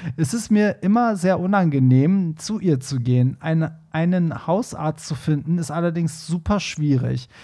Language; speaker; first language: German; early bilingual, other home language; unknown